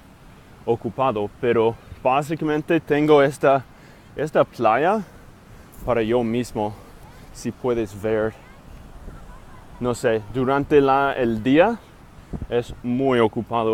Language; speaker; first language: Spanish; non-native, fluent; English